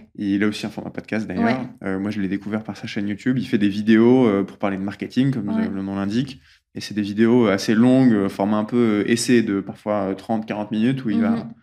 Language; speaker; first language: French; native; French